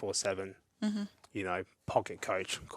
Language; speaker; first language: English; native; English